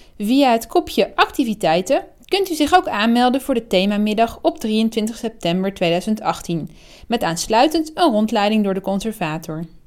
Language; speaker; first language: Dutch; native; Dutch